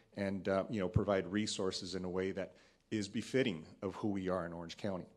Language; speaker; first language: English; early bilingual, other home language; Spanish